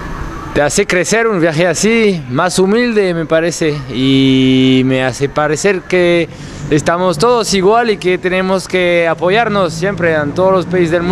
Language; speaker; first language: Spanish; non-native, learner; French